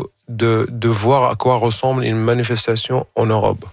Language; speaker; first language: French; non-native, fluent; Arabic